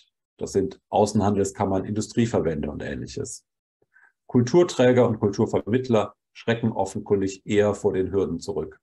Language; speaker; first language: German; native; German